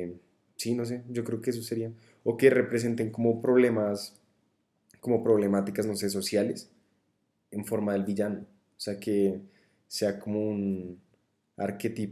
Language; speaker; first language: Spanish; native; Spanish